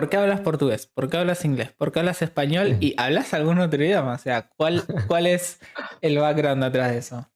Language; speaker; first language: Spanish; native; Spanish